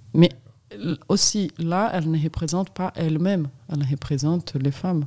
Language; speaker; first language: French; non-native, fluent; Portuguese